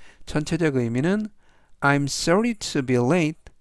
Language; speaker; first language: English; non-native, fluent; Korean